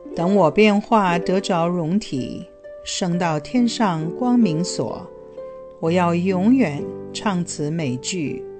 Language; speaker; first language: Chinese; native; Chinese